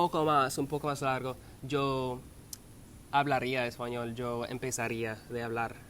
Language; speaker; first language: Spanish; non-native, learner; English